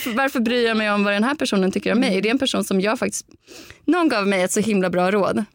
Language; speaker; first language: Swedish; native; Swedish